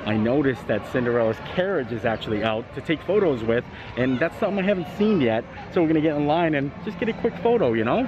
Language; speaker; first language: English; native; English